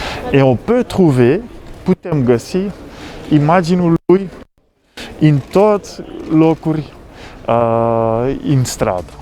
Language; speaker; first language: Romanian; non-native, learner; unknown